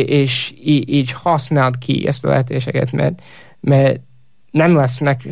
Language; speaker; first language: Hungarian; non-native, fluent; English